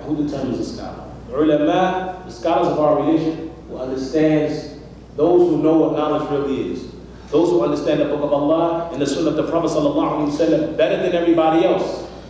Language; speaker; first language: English; native; English